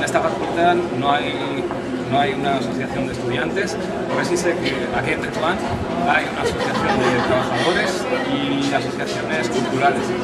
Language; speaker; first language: Spanish; non-native, local second language; Arabic